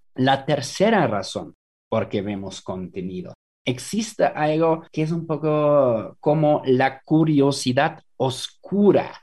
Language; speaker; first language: Spanish; non-native, fluent; German